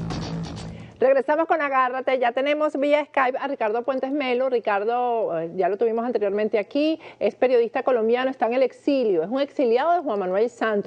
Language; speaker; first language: Spanish; native; Spanish